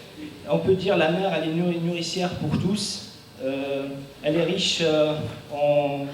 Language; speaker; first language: French; non-native, fluent; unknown